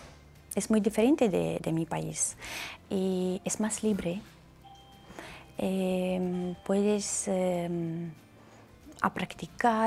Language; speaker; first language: Spanish; non-native, learner; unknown